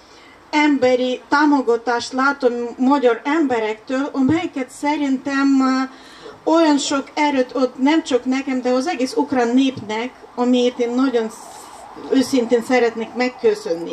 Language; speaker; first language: Hungarian; non-native, fluent; Ukrainian